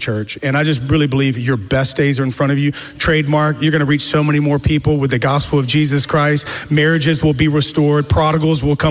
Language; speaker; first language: English; native; English